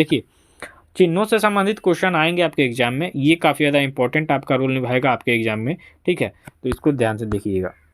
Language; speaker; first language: Hindi; native; Hindi